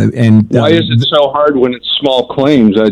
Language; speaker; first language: English; native; English